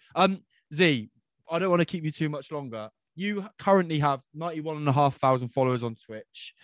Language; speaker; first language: English; native; English